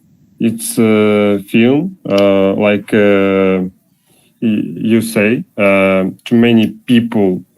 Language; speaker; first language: English; non-native, learner; Russian